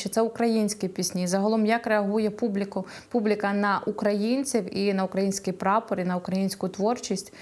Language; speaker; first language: Ukrainian; native; Ukrainian